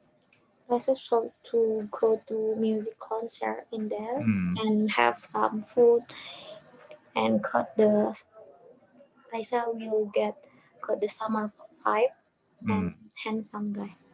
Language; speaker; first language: English; non-native, learner; Indonesian